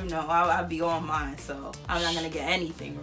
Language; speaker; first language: English; native; English